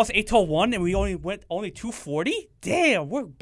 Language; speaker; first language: English; native; English